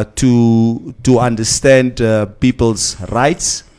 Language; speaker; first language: English; non-native, local second language; Afrikaans